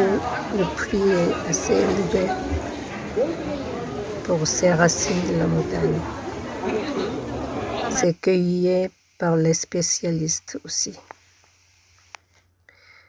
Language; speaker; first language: French; non-native, fluent; Korean